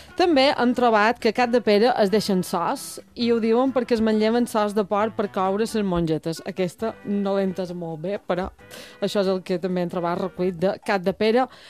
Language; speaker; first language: Catalan; native; Catalan